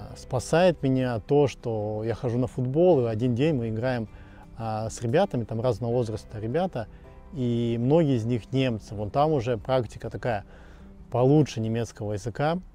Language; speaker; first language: Russian; native; Russian